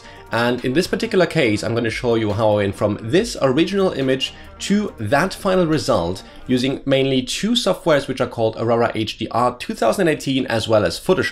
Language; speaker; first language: English; non-native, fluent; German